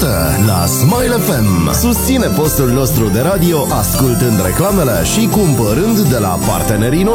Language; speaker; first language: Romanian; native; Romanian